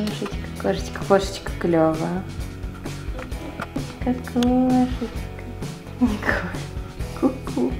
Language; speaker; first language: Russian; native; Russian